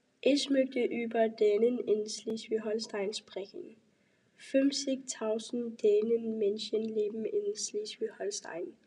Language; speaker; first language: German; non-native, learner; Danish